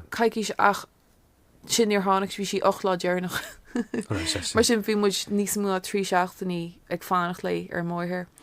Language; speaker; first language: Irish; non-native, local second language; English